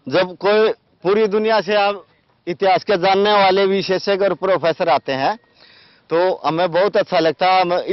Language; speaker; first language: Hindi; native; Hindi